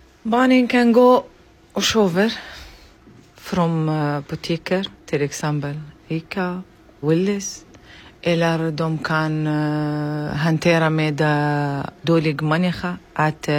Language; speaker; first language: Swedish; non-native, learner; Arabic